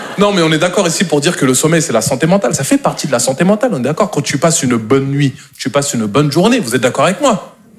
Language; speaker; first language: French; native; French